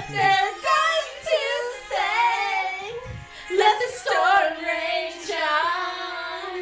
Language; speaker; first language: English; native; English